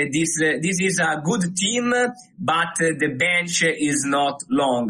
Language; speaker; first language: English; non-native, learner; Italian